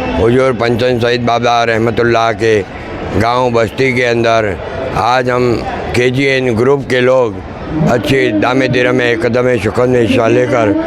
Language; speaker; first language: Hindi; non-native, local second language; Gujarati